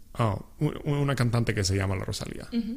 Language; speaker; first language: Spanish; non-native, local second language; English